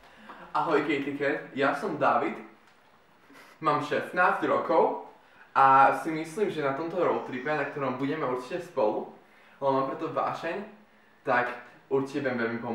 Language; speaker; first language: Slovak; non-native, local second language; Hungarian